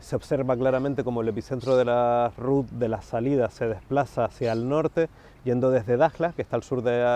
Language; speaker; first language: Spanish; native; Spanish